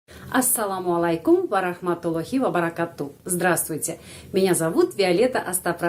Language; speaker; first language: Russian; non-native, fluent; Indonesian